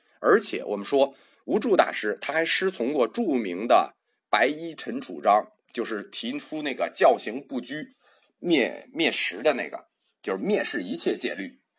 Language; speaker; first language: Chinese; native; Chinese